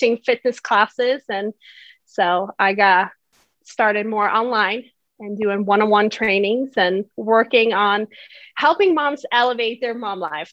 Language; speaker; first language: English; non-native, fluent; Swedish